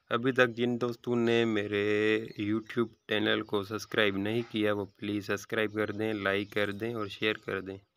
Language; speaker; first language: Urdu; non-native, local second language; Sindhi